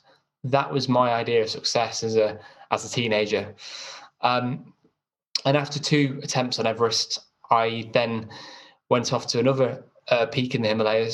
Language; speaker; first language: English; native; English